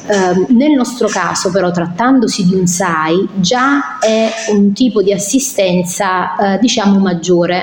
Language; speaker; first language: Italian; native; Italian